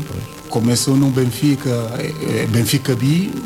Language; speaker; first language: Portuguese; non-native, learner; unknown